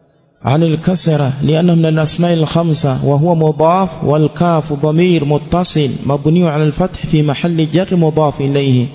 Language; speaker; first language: Arabic; non-native, fluent; Swahili